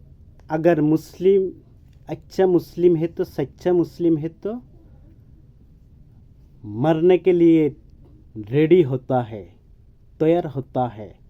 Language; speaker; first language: Hindi; non-native, learner; Bangla